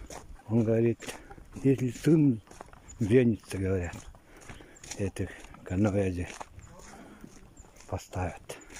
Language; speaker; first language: Russian; non-native, local second language; Yakut